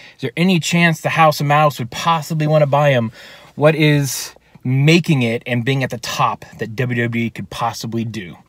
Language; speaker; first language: English; native; English